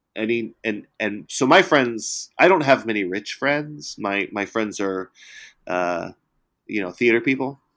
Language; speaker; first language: English; early bilingual, other home language; Italian